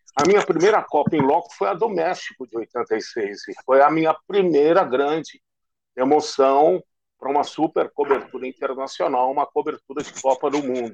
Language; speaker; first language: Portuguese; native; Portuguese